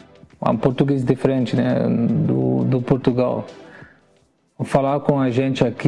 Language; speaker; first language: Portuguese; non-native, learner; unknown